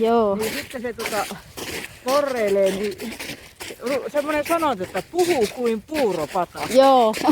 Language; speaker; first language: Finnish; native; Finnish